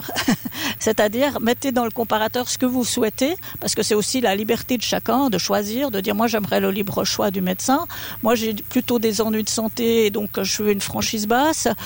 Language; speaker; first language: French; native; French